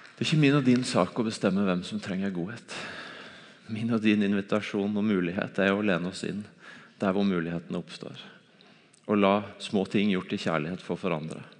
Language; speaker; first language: Norwegian; native; Norwegian